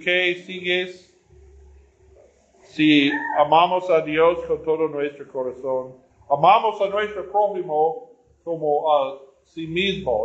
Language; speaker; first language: Spanish; non-native, learner; English